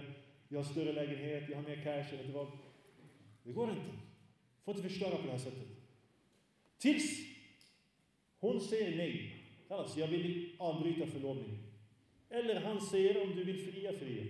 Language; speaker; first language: Swedish; early bilingual, other home language; Arabic